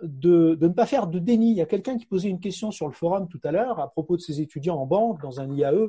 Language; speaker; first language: French; native; French